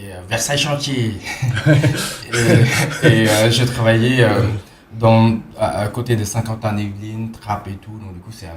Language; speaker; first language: French; non-native, fluent; Khmer